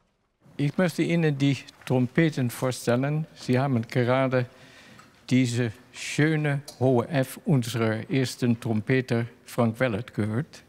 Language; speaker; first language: German; non-native, fluent; Dutch